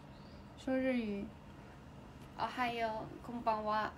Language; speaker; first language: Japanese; non-native, learner; Chinese